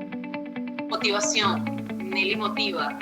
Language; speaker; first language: Spanish; native; Spanish